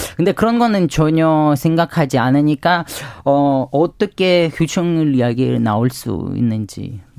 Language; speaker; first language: Korean; non-native, learner; Ukrainian